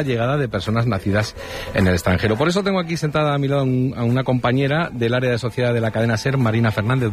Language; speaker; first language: Spanish; native; Spanish